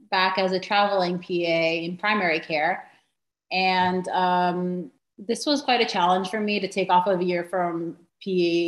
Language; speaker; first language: English; native; English